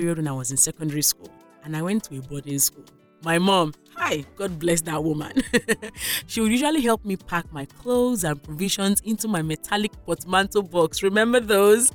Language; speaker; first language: English; non-native, local second language; Yoruba